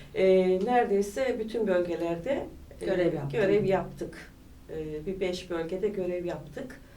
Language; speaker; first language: Turkish; native; Turkish